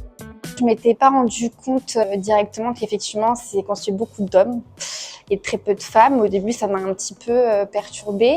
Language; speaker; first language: French; native; French